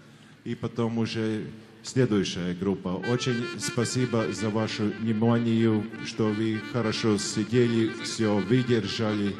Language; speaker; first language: Russian; non-native, fluent; Latvian